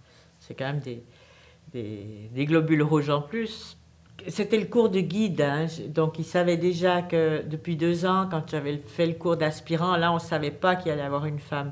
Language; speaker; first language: French; native; French